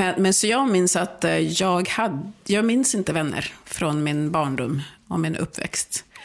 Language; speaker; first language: Swedish; early bilingual, other home language; Swahili